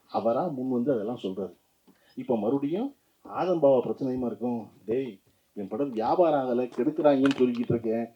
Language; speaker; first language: Tamil; native; Tamil